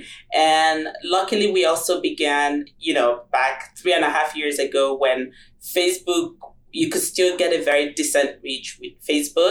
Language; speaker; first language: English; non-native, local second language; Igbo